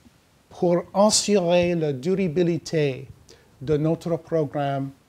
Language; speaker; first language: French; non-native, learner; English